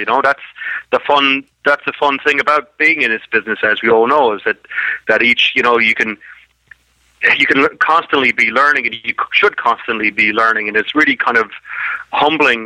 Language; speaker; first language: English; native; English